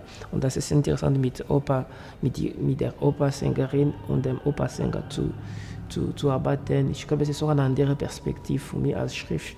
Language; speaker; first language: German; non-native, fluent; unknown